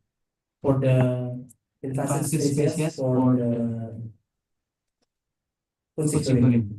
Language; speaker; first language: English; non-native, fluent; Indonesian